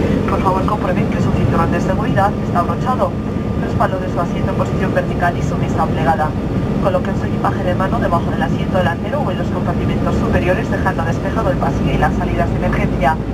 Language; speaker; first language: Spanish; native; Spanish